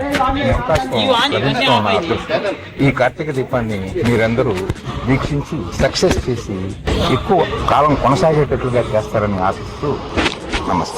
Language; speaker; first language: Telugu; native; Telugu